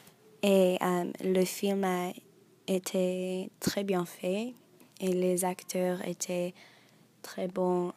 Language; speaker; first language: French; non-native, learner; English